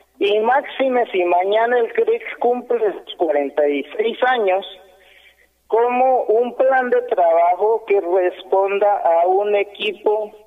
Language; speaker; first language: Spanish; non-native, local second language; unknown